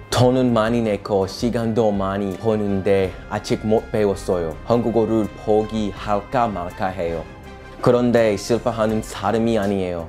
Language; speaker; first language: Korean; non-native, learner; English